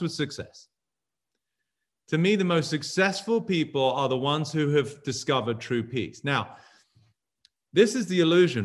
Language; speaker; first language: English; native; English